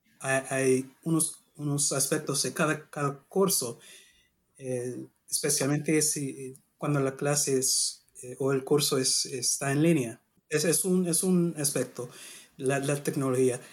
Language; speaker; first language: Spanish; non-native, learner; English